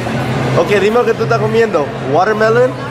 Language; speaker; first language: Spanish; early bilingual, heritage; English